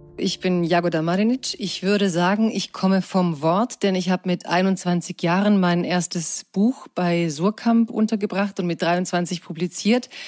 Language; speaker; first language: German; early bilingual, other home language; Croatian